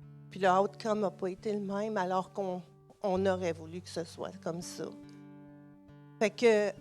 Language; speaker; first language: French; native; French